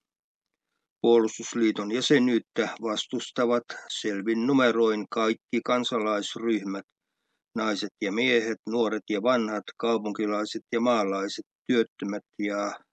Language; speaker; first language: Finnish; native; Finnish